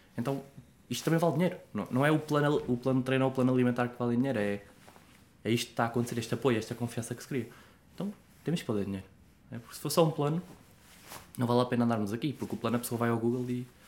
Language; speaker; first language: Portuguese; native; Portuguese